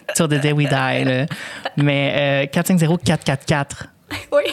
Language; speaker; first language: French; early bilingual, other home language; Spanish